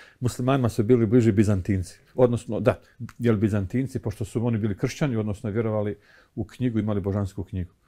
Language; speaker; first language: Bosnian; native; Bosnian